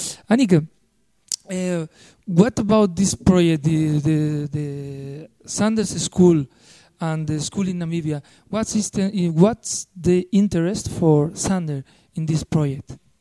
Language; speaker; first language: English; non-native, learner; Spanish